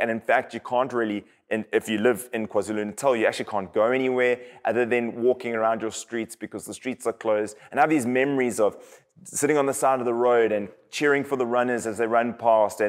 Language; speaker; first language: English; native; English